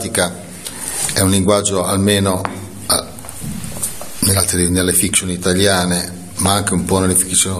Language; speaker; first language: Italian; native; Italian